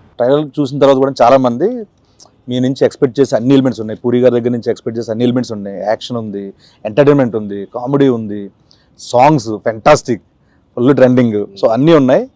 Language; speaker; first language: Telugu; native; Telugu